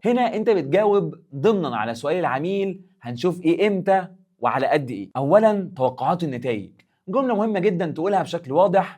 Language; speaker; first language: Arabic; native; Arabic